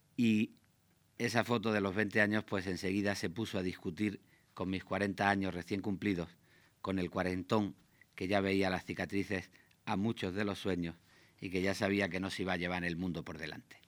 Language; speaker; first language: Spanish; native; Spanish